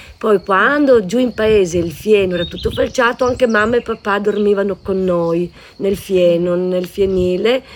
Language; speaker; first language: Italian; non-native, local second language; Slovenian